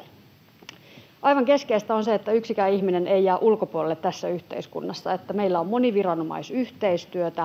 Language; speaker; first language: Finnish; native; Finnish